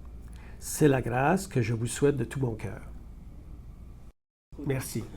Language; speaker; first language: French; native; French